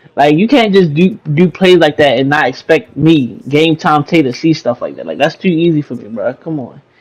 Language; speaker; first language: English; native; English